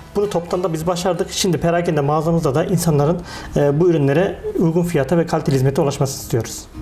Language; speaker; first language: Turkish; native; Turkish